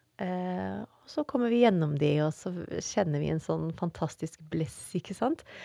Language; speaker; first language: Norwegian; non-native, fluent; English